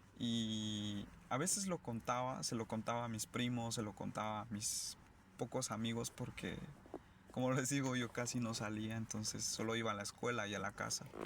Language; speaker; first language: Spanish; non-native, local second language; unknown